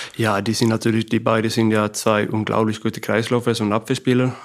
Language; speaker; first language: German; non-native, fluent; Swedish